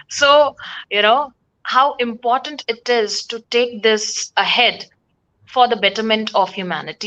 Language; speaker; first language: English; non-native, local second language; Hindi